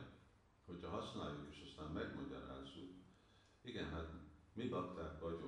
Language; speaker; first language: Hungarian; early bilingual, heritage; Hungarian